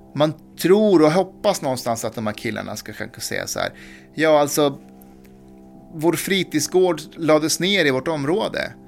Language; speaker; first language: Swedish; early bilingual, other home language; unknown